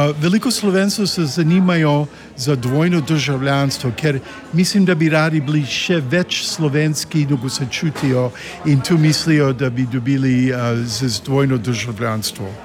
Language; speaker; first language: Slovenian; early bilingual, heritage; Slovenian